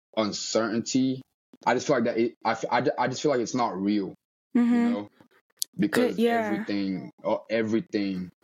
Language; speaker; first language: English; early bilingual, other home language; Portuguese